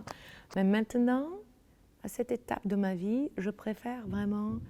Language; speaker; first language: French; non-native, fluent; German